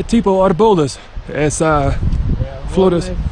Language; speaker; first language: Spanish; non-native, learner; English